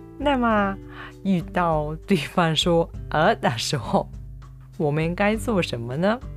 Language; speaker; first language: Chinese; non-native, fluent; Japanese